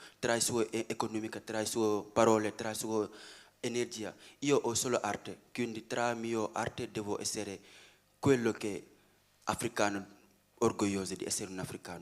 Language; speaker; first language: Italian; non-native, learner; Wolof